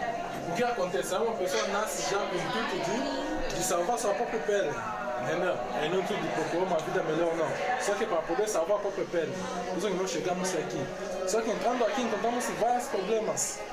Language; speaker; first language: Portuguese; non-native, learner; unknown